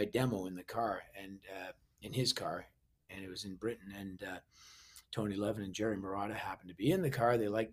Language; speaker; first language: English; native; English